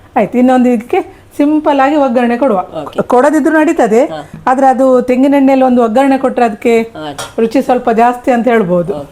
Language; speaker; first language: Kannada; native; Kannada